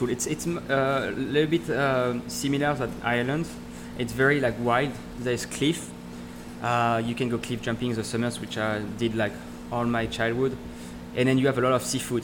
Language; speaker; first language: English; non-native, learner; French